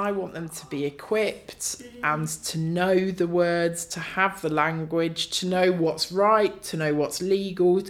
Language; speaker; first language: English; native; English